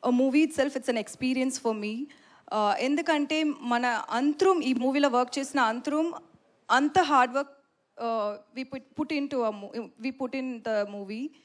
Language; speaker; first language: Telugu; non-native, learner; Tamil